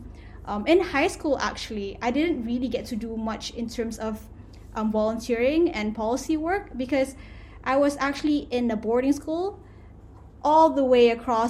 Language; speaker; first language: English; non-native, local second language; Malay